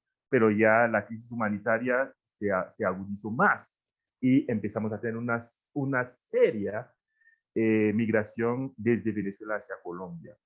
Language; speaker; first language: Spanish; non-native, fluent; Haitian Creole